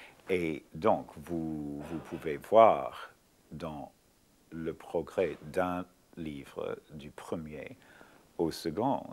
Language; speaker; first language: French; non-native, fluent; English